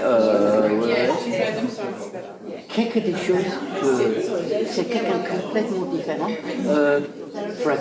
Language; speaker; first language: French; non-native, fluent; English